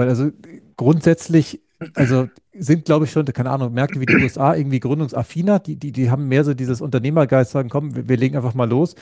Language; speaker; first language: German; native; German